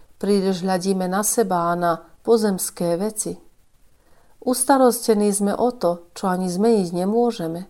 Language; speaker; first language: Slovak; native; Slovak